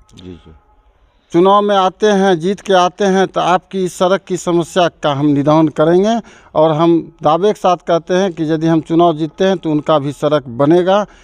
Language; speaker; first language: Hindi; native; Hindi